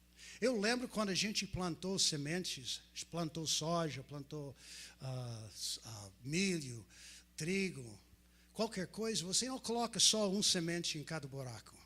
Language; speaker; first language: Portuguese; non-native, fluent; English